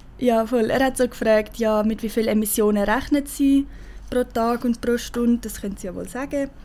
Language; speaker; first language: German; native; German